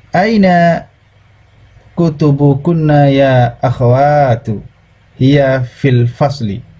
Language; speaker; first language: Arabic; non-native, fluent; Indonesian